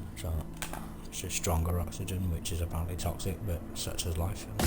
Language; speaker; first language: English; native; English